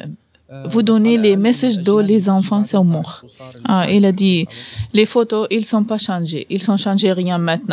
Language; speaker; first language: French; non-native, learner; Arabic